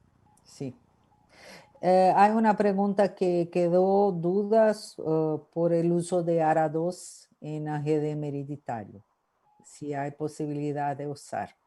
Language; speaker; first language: Spanish; non-native, fluent; Portuguese